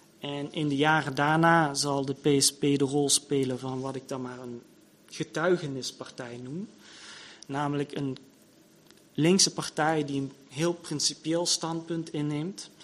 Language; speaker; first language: Dutch; native; Dutch